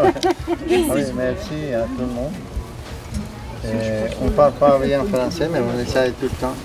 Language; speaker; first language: French; non-native, learner; Spanish